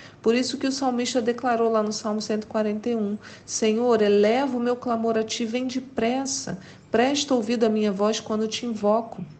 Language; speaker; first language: Portuguese; native; Portuguese